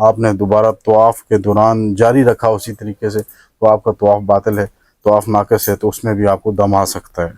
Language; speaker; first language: Urdu; native; Urdu